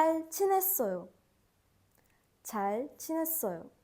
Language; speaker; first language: Korean; non-native, fluent; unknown